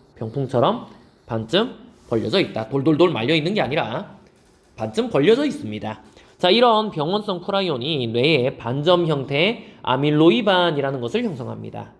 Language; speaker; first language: Korean; native; Korean